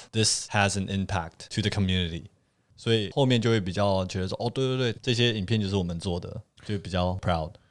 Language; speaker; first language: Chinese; early bilingual, heritage; Chinese